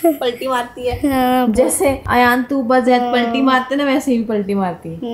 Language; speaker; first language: Hindi; native; Hindi